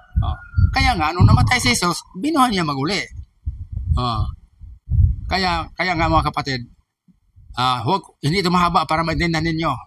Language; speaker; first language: Filipino; non-native, local second language; Cebuano